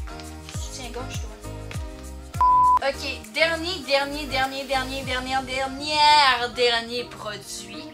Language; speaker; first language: French; native; French